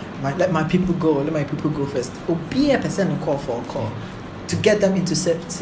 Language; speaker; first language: English; non-native, local second language; Akan